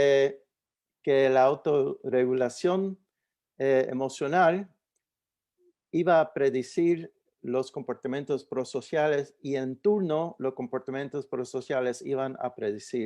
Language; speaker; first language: Spanish; early bilingual, heritage; Spanish